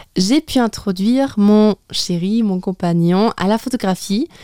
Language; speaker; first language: French; native; French